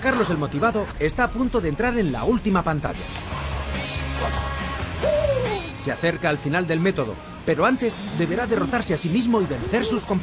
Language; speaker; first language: Spanish; native; Spanish